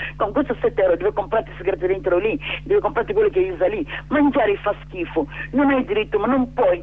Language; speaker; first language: Italian; non-native, learner; Igbo